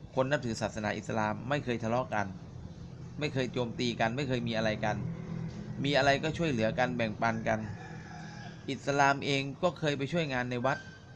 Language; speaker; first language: Thai; native; Thai